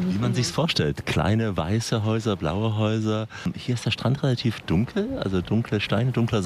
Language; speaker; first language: German; native; German